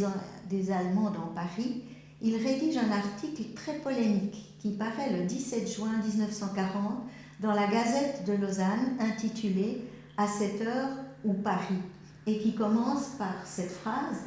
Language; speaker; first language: French; native; French